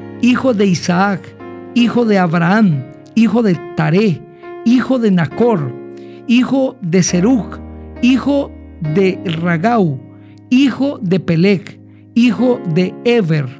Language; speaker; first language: Spanish; native; Spanish